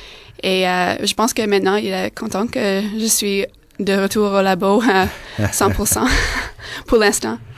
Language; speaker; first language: French; non-native, fluent; English